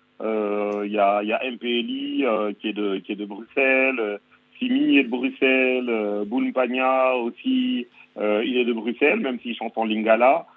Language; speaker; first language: French; native; French